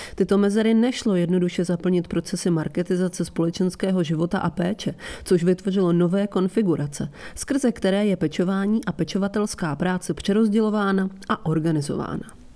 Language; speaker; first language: Czech; non-native, fluent; Italian